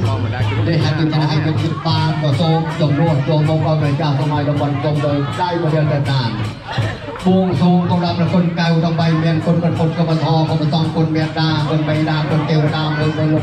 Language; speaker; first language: Vietnamese; native; Vietnamese